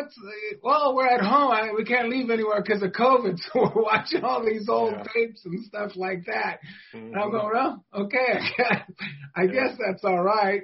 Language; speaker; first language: English; native; English